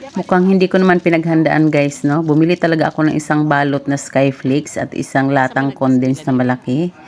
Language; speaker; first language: Filipino; non-native, local second language; Cebuano